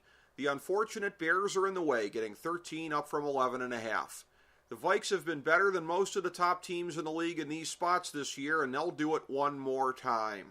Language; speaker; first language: English; native; English